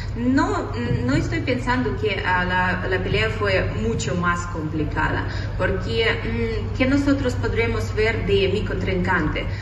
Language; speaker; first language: Spanish; non-native, fluent; Russian